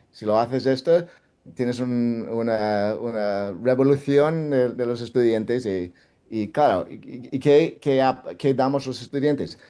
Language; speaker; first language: Spanish; non-native, fluent; English